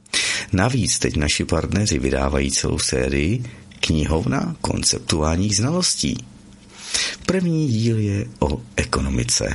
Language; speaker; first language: Czech; native; Czech